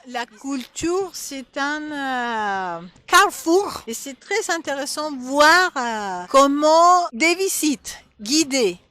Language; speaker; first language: French; non-native, fluent; Spanish